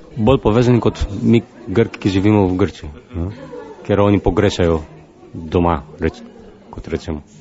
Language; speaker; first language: Slovenian; non-native, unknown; Greek